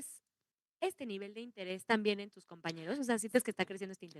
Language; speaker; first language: Spanish; native; Spanish